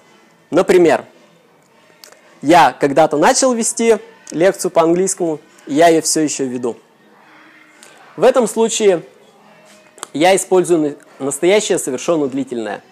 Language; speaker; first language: Russian; native; Russian